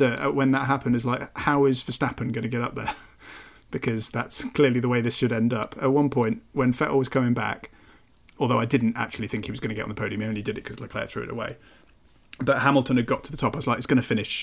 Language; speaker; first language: English; native; English